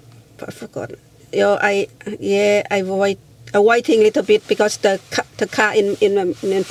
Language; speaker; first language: English; non-native, learner; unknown